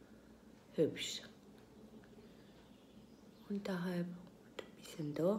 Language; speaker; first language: German; non-native, fluent; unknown